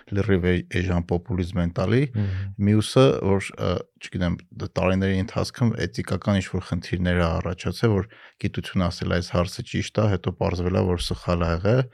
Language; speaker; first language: Armenian; native; Armenian